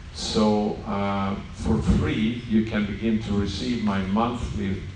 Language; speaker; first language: English; non-native, fluent; Swedish